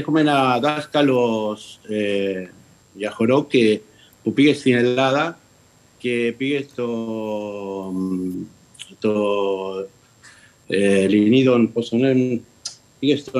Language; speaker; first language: Greek; early bilingual, heritage; Spanish